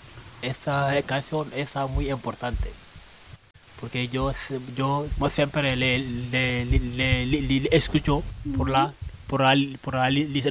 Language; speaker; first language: Spanish; non-native, learner; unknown